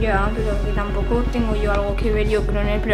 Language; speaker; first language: Spanish; native; Spanish